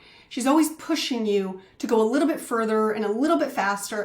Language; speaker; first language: English; native; English